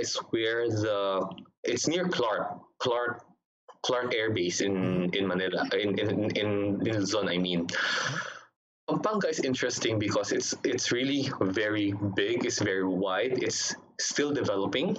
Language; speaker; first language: English; non-native, local second language; Hiligaynon